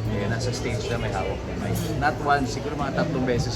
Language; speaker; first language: Filipino; native; Filipino